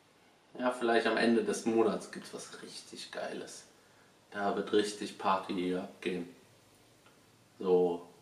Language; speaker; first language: German; native; German